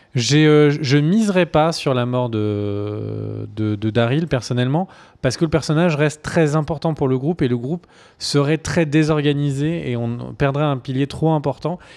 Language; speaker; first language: French; native; French